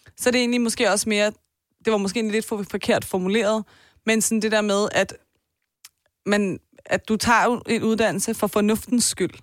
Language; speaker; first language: Danish; early bilingual, other home language; Persian